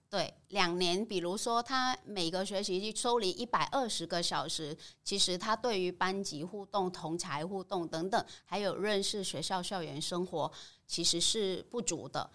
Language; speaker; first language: Chinese; non-native, fluent; Vietnamese